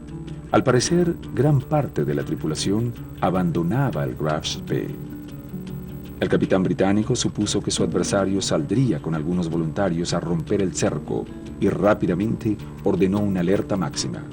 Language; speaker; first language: Spanish; native; Spanish